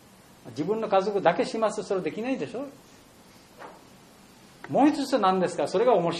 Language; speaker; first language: Japanese; non-native, learner; Bangla